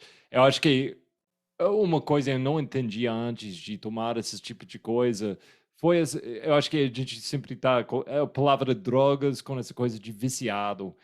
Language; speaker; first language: Portuguese; non-native, fluent; English